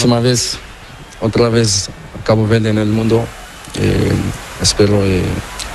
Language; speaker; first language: Spanish; non-native, learner; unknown